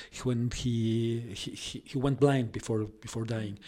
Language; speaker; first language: English; non-native, fluent; Spanish